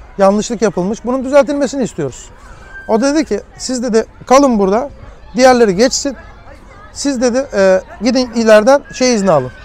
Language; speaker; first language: Turkish; early bilingual, heritage; Turkish